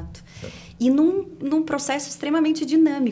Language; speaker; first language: Portuguese; native; Portuguese